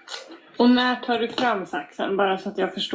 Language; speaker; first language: Swedish; native; Swedish